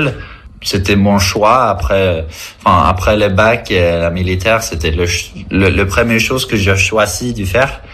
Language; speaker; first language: French; non-native, fluent; Swedish